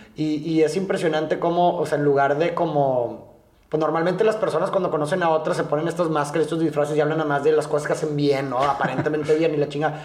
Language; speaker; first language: Spanish; native; Spanish